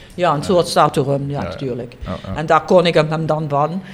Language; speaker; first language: Dutch; native; Dutch